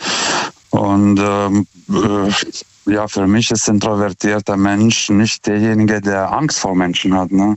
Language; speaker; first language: German; non-native, fluent; Lithuanian